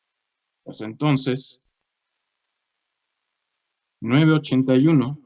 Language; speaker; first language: Spanish; native; Spanish